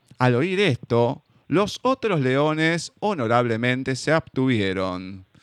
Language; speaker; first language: Spanish; native; Spanish